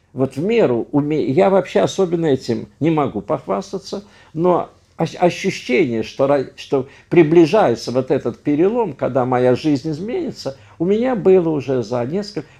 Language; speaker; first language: Russian; native; Russian